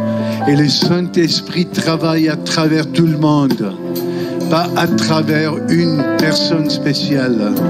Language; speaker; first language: French; non-native, local second language; German